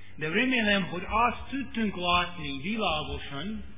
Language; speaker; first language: Hungarian; non-native, fluent; English